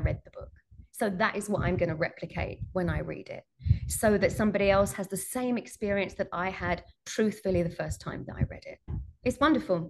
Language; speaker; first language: English; native; English